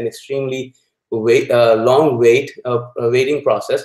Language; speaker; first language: English; non-native, local second language; Punjabi